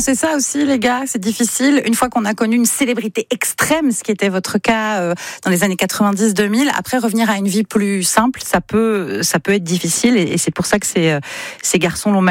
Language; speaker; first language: French; native; French